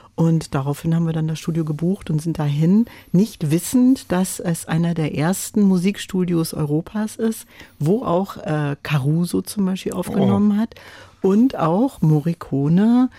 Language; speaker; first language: German; non-native, fluent; French